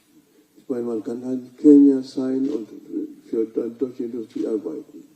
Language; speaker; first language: German; non-native, fluent; Luo (Kenya and Tanzania)